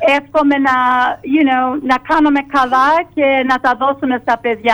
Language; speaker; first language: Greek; early bilingual, heritage; Greek